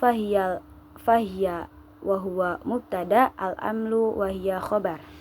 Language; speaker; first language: Arabic; non-native, learner; Indonesian